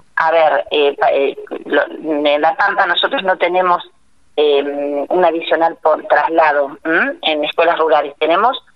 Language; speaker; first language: Spanish; native; Spanish